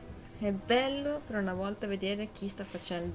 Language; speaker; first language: Italian; native; Italian